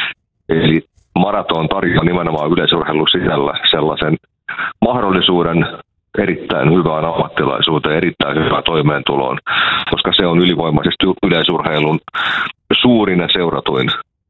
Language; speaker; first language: Finnish; native; Finnish